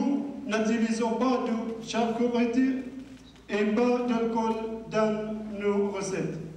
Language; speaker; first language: French; non-native, learner; Arabic